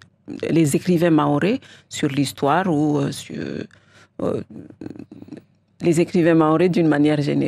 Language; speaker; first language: French; non-native, local second language; Comorian